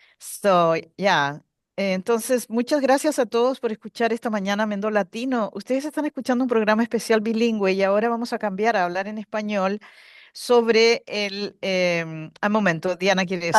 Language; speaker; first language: Spanish; native; Spanish